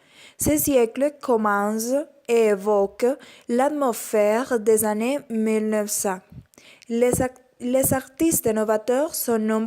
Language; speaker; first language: French; non-native, learner; Spanish